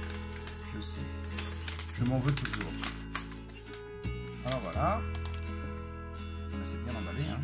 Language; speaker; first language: French; native; French